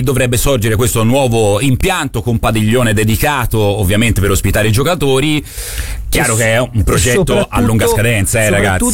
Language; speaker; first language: Italian; native; Italian